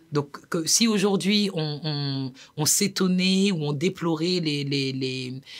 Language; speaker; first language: French; native; French